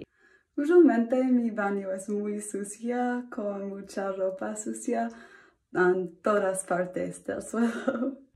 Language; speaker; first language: Spanish; non-native, learner; English